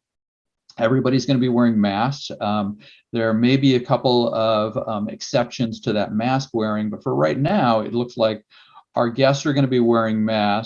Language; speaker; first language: English; native; English